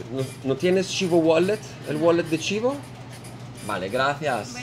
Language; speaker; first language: Spanish; non-native, learner; Italian